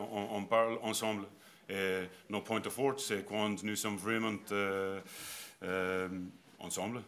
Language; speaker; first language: French; non-native, learner; English